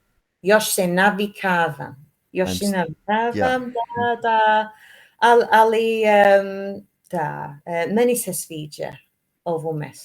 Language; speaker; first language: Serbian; non-native, learner; English